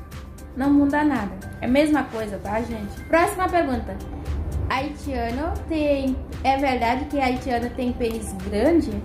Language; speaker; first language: Portuguese; non-native, fluent; Haitian Creole